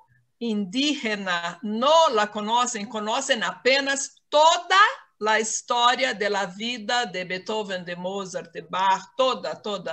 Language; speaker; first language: Spanish; non-native, fluent; Portuguese